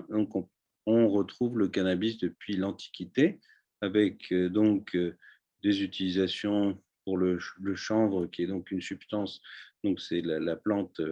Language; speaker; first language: French; native; French